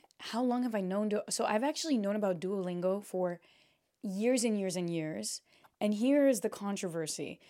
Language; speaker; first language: English; early bilingual, other home language; Portuguese